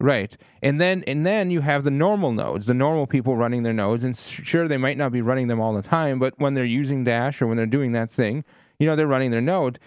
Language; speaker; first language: English; native; English